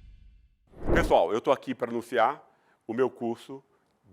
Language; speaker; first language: Portuguese; native; Portuguese